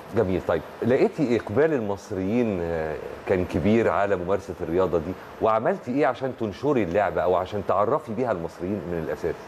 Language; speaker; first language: Arabic; native; Arabic